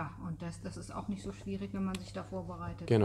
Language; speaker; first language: German; native; German